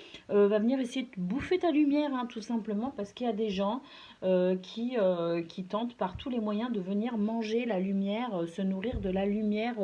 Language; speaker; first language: French; native; French